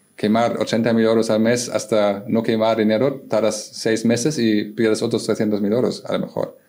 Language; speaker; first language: Spanish; non-native, fluent; German